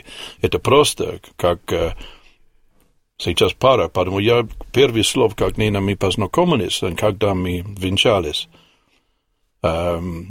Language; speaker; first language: Russian; non-native, learner; English